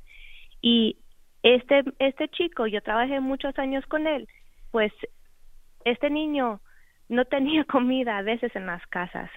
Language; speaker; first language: Spanish; native; Spanish